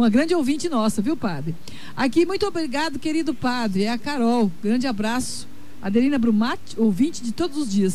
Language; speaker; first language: Portuguese; native; Portuguese